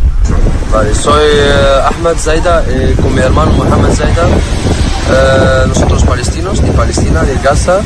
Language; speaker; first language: Spanish; non-native, learner; Arabic